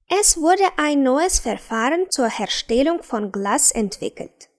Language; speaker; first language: German; non-native, fluent; Ukrainian